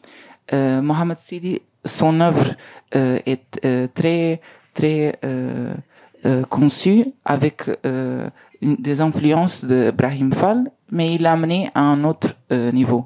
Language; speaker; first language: French; non-native, learner; Spanish